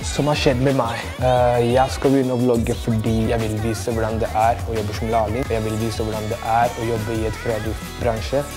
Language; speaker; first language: Norwegian; non-native, fluent; Swahili